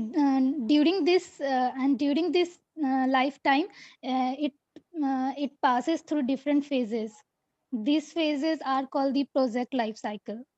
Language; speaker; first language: English; non-native, learner; Hindi